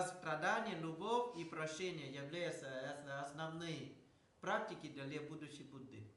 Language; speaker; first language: Russian; non-native, learner; Thai